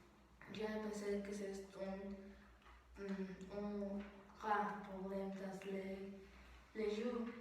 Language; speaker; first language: French; non-native, learner; Spanish